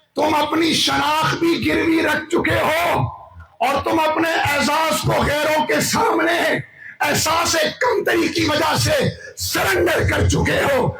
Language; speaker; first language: Urdu; non-native, local second language; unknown